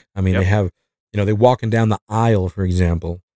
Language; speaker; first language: English; non-native, fluent; Spanish